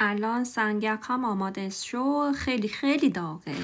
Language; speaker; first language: Persian; non-native, learner; Korean